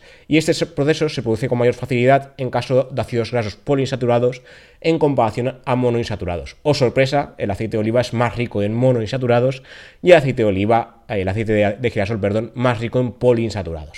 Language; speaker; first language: Spanish; native; Spanish